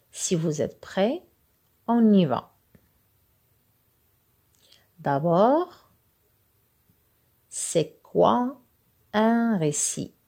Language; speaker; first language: French; non-native, local second language; Arabic